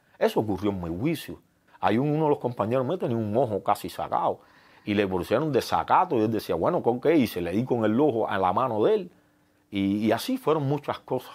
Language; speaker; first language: Spanish; native; Spanish